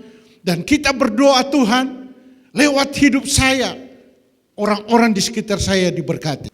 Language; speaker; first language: Indonesian; native; Indonesian